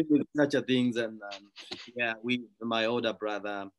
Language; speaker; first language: English; non-native, local second language; Kikuyu